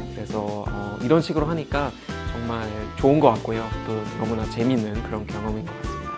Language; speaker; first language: Korean; non-native, fluent; German